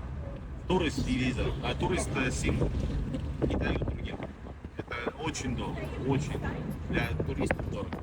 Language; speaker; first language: Russian; non-native, fluent; Latvian